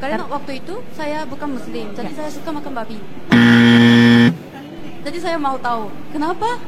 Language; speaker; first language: Indonesian; non-native, fluent; Korean